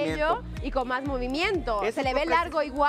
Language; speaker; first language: Spanish; native; Spanish